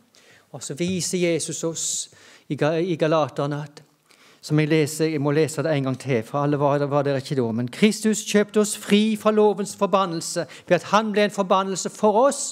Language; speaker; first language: Norwegian; native; Norwegian